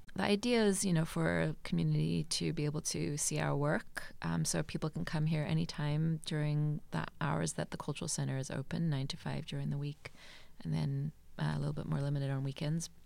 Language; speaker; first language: English; native; English